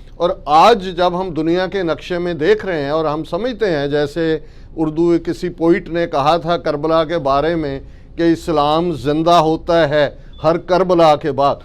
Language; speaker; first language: Urdu; non-native, local second language; Punjabi